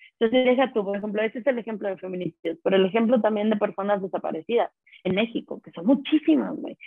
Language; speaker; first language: Spanish; native; Spanish